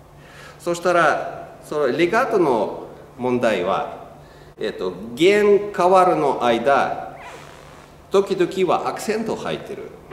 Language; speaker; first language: Japanese; non-native, learner; Russian